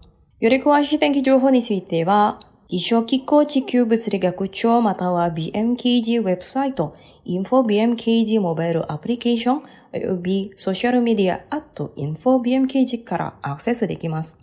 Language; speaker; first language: Japanese; non-native, fluent; Indonesian